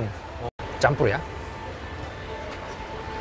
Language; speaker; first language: Indonesian; non-native, fluent; Korean